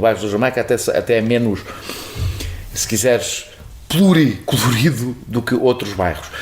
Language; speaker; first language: Portuguese; native; Portuguese